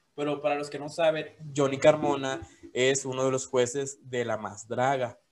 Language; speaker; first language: Spanish; native; Spanish